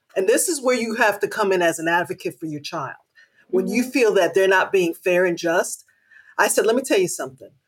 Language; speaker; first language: English; native; English